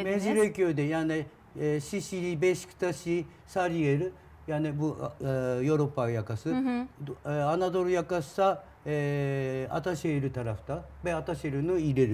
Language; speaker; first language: Turkish; non-native, learner; Japanese